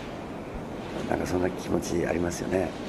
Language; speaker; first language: Japanese; native; Japanese